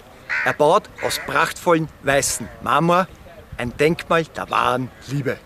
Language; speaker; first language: German; native; German